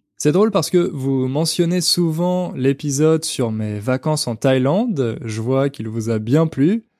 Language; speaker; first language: French; native; French